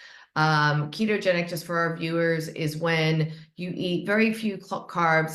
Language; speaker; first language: English; native; English